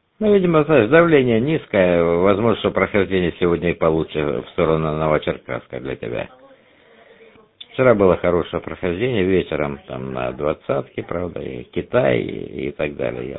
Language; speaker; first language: Russian; native; Russian